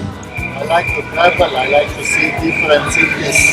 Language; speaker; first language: English; non-native, learner; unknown